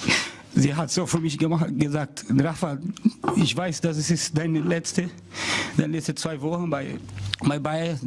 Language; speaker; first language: German; non-native, learner; Portuguese